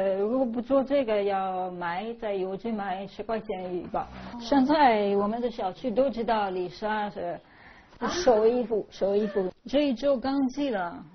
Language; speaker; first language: Chinese; non-native, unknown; Italian